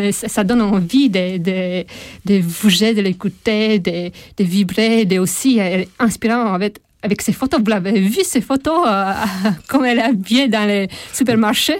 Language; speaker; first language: French; non-native, fluent; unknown